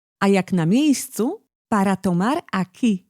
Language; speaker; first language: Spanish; non-native, fluent; Polish